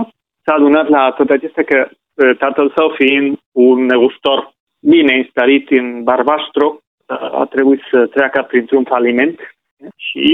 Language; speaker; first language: Romanian; non-native, fluent; Spanish